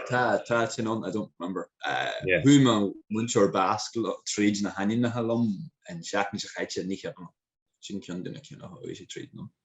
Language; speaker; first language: Irish; non-native, local second language; English